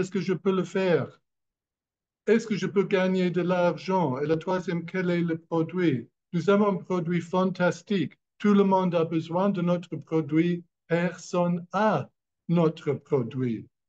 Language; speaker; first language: French; non-native, fluent; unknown